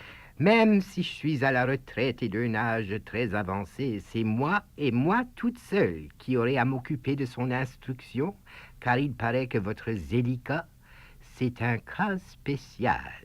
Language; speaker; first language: French; native; French